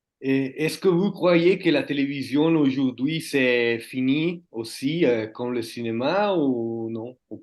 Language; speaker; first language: French; non-native, fluent; Italian